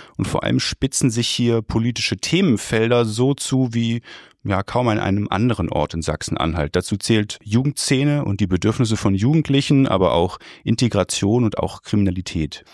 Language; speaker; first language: German; native; German